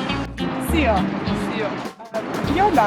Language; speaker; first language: Hungarian; non-native, learner; Portuguese